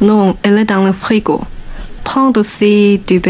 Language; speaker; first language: French; non-native, learner; Korean